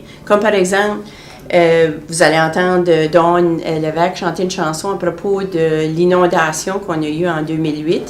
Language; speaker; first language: French; native; French